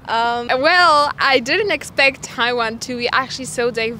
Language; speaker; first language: English; non-native, fluent; Polish